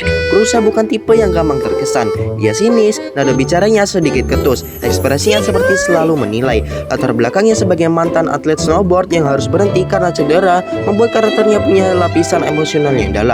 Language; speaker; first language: Indonesian; native; Indonesian